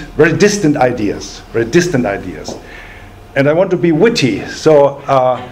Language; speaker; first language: English; non-native, fluent; German